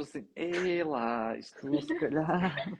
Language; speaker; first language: Portuguese; native; Portuguese